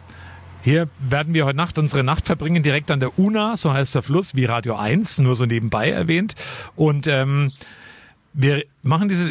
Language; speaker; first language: German; native; German